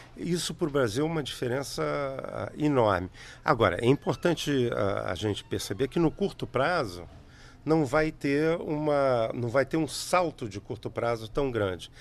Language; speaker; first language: Portuguese; native; Portuguese